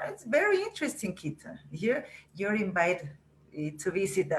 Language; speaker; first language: English; non-native, learner; Spanish